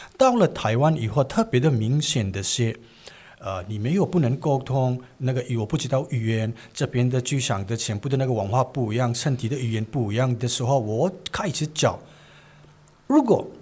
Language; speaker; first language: Chinese; non-native, learner; Manipuri